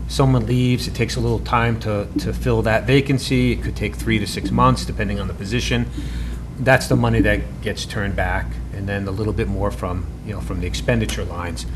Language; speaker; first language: English; native; English